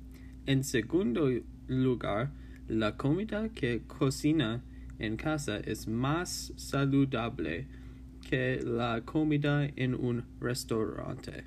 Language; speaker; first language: Spanish; non-native, learner; English